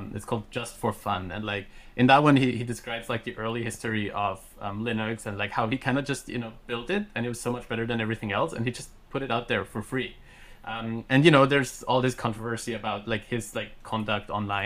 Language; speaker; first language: English; non-native, fluent; German